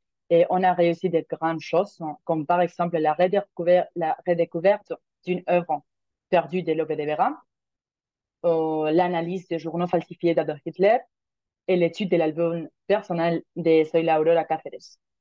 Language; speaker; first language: French; non-native, fluent; Spanish